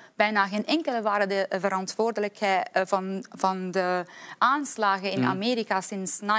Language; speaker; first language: Dutch; non-native, fluent; Persian